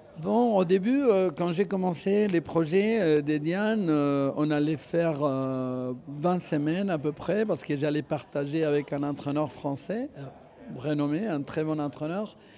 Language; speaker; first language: French; non-native, fluent; Spanish